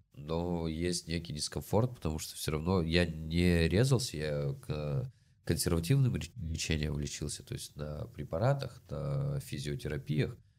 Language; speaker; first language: Russian; native; Russian